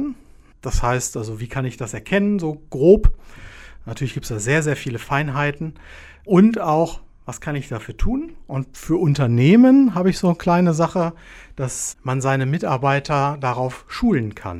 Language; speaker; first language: German; native; German